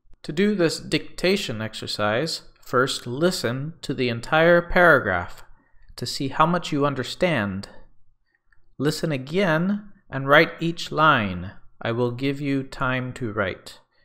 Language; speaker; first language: English; native; English